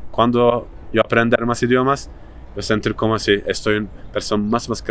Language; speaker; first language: Spanish; non-native, learner; Turkish